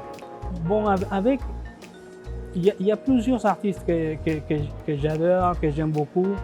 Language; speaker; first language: French; non-native, fluent; Spanish